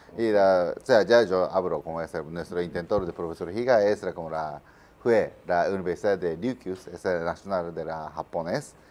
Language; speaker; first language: Spanish; non-native, learner; Japanese